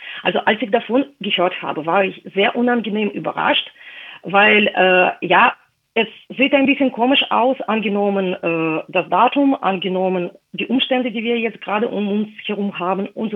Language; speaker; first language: German; non-native, fluent; Russian